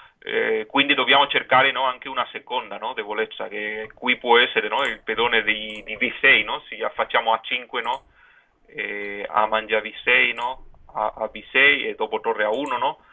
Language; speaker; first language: Italian; non-native, fluent; Spanish